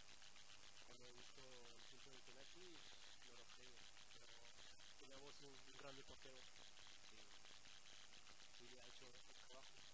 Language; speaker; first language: Spanish; non-native, learner; French